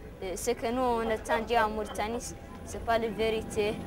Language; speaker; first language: French; non-native, learner; Arabic